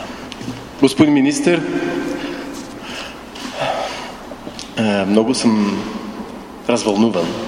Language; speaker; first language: Bulgarian; non-native, fluent; French